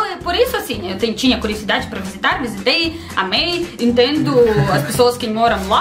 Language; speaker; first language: Portuguese; non-native, learner; Russian